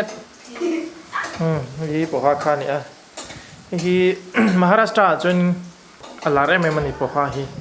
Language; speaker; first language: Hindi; non-native, local second language; Mizo